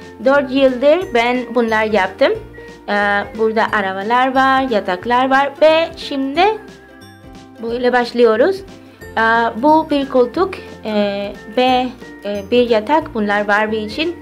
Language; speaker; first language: Turkish; early bilingual, heritage; Turkish